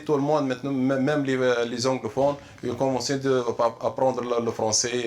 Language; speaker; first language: French; non-native, fluent; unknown